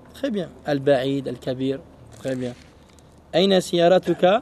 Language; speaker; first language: Arabic; non-native, fluent; French